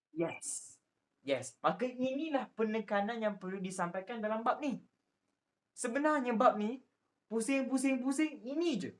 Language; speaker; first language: Malay; native; Malay